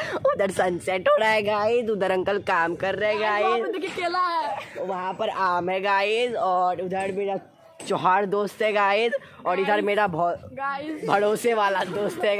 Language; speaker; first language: Hindi; native; Hindi